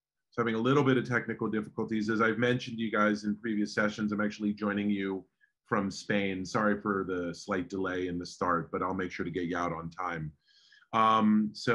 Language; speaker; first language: English; early bilingual, other home language; Spanish